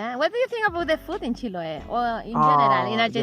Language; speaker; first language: English; non-native, learner; Spanish